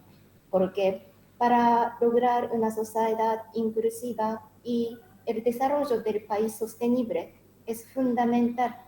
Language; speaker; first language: Spanish; non-native, learner; Japanese